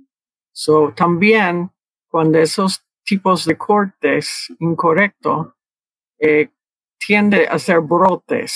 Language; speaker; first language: Spanish; early bilingual, heritage; Spanish